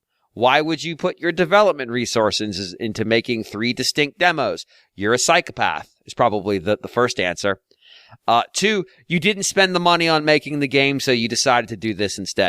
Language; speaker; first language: English; native; English